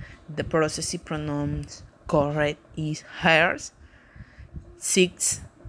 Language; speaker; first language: English; non-native, learner; Spanish